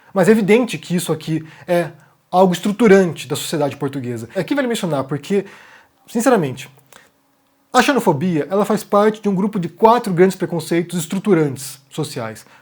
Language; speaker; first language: Portuguese; native; Portuguese